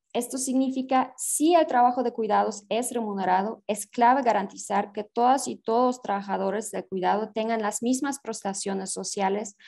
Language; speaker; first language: Spanish; non-native, fluent; German